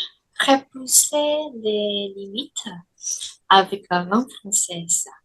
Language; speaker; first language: French; non-native, learner; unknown